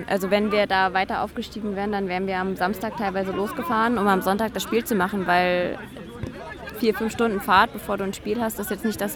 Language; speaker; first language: German; native; German